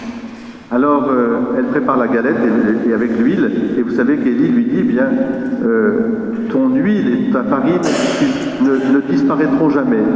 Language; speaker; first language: French; native; French